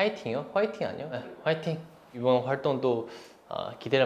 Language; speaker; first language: Korean; non-native, fluent; Chinese